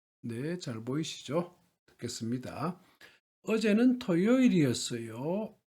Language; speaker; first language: Korean; native; Korean